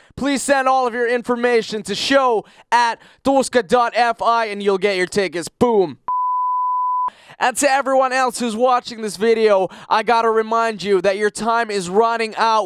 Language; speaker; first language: English; non-native, fluent; Finnish